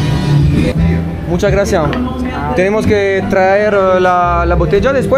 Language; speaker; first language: Spanish; non-native, learner; French